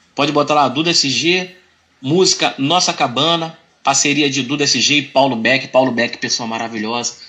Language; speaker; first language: Portuguese; native; Portuguese